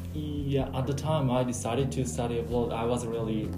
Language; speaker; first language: English; non-native, fluent; Japanese